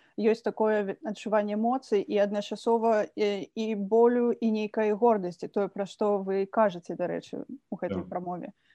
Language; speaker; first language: Belarusian; native; Belarusian